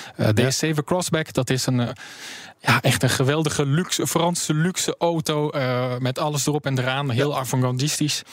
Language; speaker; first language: Dutch; early bilingual, heritage; Dutch